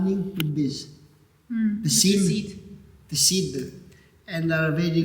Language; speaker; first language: English; non-native, learner; Italian